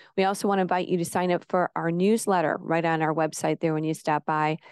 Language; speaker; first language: English; native; English